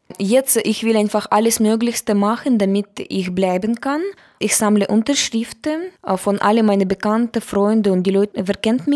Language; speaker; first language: German; non-native, learner; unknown